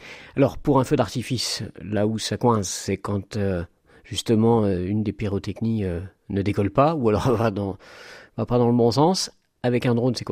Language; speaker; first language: French; native; French